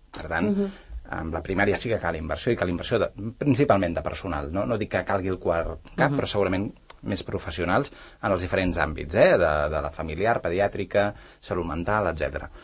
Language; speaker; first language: Catalan; native; Catalan